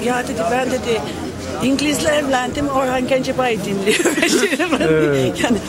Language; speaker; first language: Turkish; non-native, fluent; English